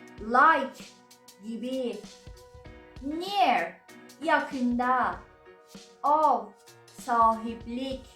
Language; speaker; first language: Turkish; non-native, learner; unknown